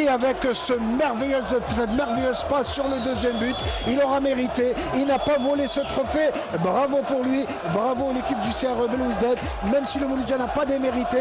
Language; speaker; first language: French; non-native, local second language; Arabic